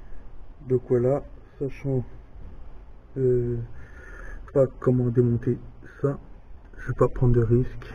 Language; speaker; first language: French; native; French